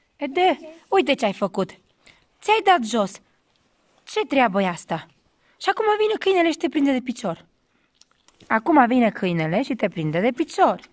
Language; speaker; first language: Romanian; native; Romanian